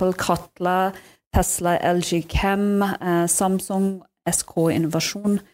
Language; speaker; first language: Norwegian; non-native, fluent; English